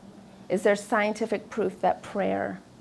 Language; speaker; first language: English; native; English